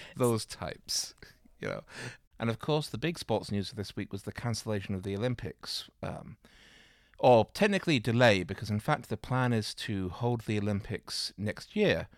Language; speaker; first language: English; native; English